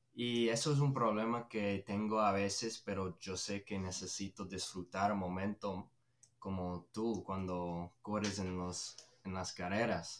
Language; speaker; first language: Spanish; non-native, fluent; English